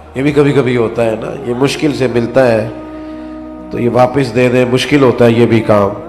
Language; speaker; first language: Urdu; non-native, local second language; Punjabi